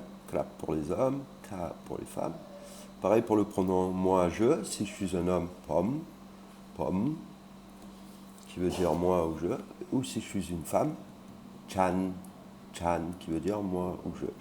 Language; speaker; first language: French; native; French